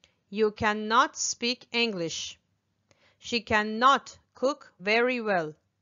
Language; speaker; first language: English; non-native, fluent; Persian